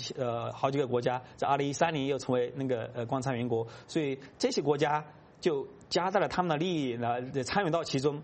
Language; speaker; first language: Chinese; native; Chinese